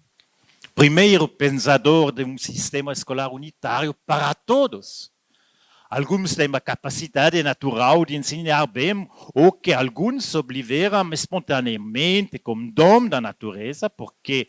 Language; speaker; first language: Portuguese; non-native, learner; French